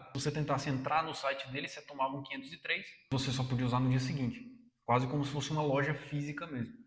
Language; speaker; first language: Portuguese; native; Portuguese